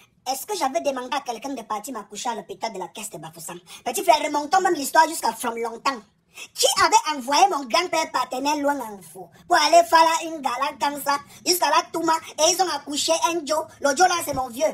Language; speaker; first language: French; non-native, local second language; English